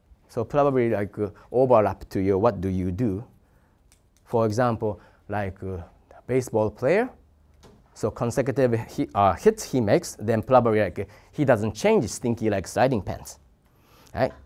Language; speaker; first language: English; non-native, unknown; Japanese